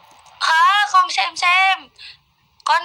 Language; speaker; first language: Vietnamese; non-native, learner; Indonesian